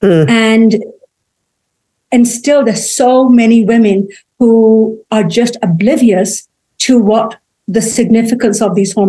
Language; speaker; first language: English; native; English